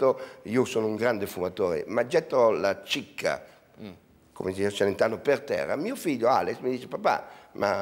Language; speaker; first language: Italian; native; Italian